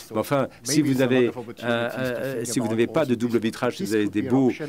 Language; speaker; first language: French; non-native, fluent; German